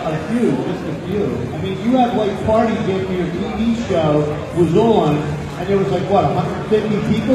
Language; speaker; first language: English; native; English